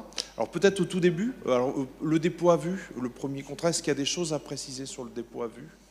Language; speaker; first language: French; native; French